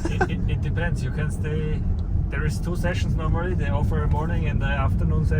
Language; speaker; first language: English; non-native, fluent; German